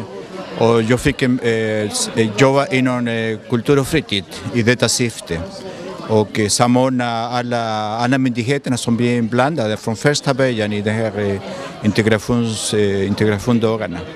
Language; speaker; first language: Swedish; non-native, fluent; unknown